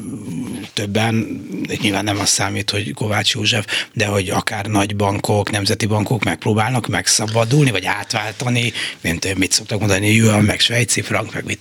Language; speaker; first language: Hungarian; native; Hungarian